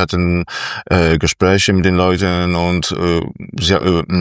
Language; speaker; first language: German; non-native, fluent; Polish